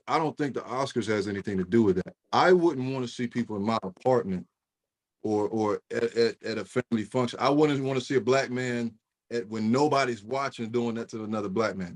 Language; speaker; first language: English; native; English